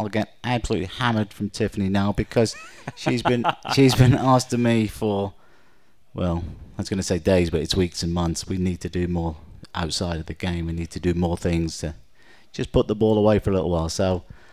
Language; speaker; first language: English; native; English